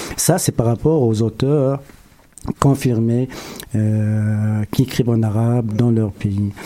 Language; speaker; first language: French; non-native, local second language; Arabic